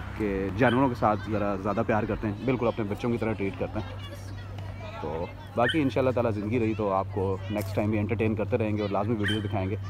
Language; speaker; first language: Urdu; non-native, local second language; Punjabi